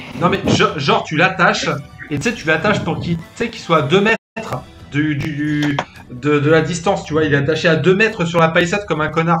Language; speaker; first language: French; native; French